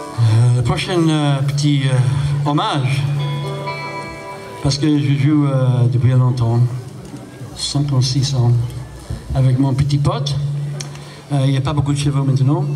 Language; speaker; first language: French; non-native, learner; English